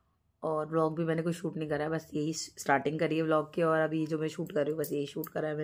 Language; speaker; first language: Hindi; native; Hindi